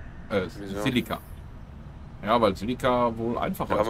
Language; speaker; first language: German; native; German